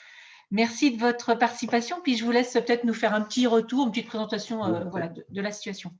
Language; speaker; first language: French; native; French